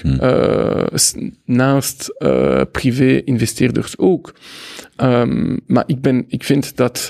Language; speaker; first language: Dutch; non-native, local second language; French